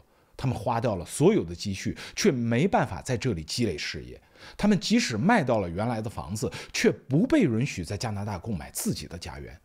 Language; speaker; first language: Chinese; native; Chinese